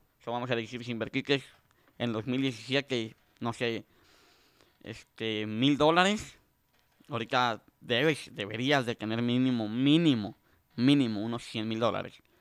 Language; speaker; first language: Spanish; native; Spanish